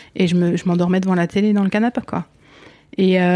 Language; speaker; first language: French; native; French